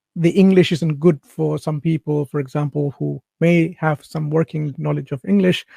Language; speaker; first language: English; non-native, local second language; Bangla